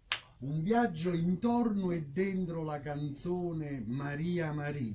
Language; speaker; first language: Italian; native; Italian